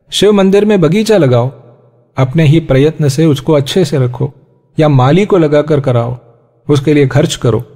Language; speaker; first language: Hindi; native; Hindi